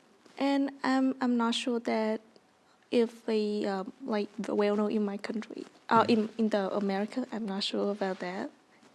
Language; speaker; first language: English; non-native, learner; Vietnamese